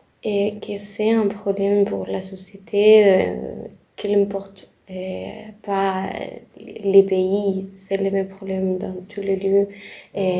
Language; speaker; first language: French; non-native, learner; Spanish